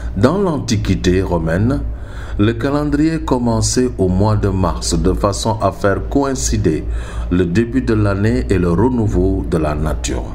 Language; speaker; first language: French; non-native, local second language; Wolof